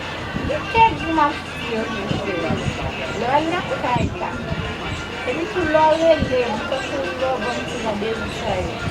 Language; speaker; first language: Portuguese; non-native, learner; Haitian Creole